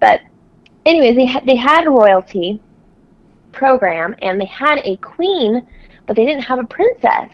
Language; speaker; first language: English; native; English